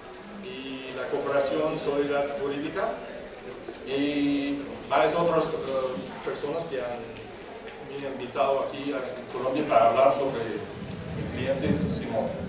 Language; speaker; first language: Spanish; non-native, fluent; English